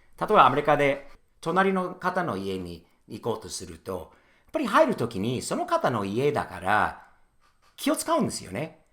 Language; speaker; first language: Japanese; non-native, fluent; English